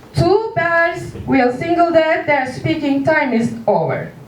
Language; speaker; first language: English; non-native, fluent; Turkish